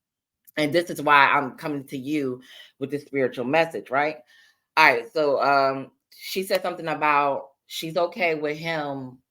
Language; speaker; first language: English; native; English